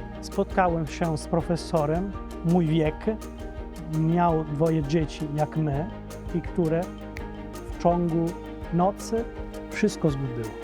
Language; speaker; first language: Polish; non-native, fluent; Italian